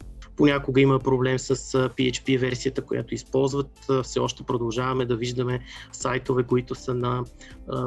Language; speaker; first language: Bulgarian; native; Bulgarian